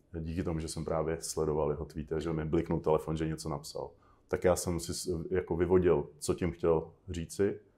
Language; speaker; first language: Czech; native; Czech